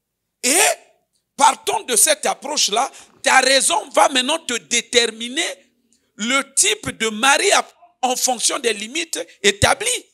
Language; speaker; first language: French; non-native, local second language; Lingala